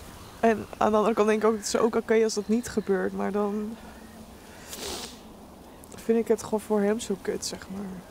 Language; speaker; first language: Dutch; native; Dutch